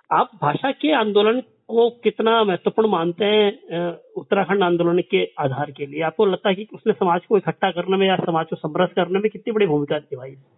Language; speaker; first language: Hindi; native; Hindi